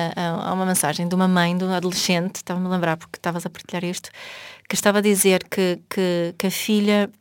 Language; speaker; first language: Portuguese; non-native, fluent; Swedish